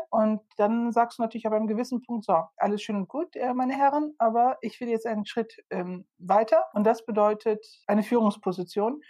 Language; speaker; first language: German; early bilingual, other home language; Turkish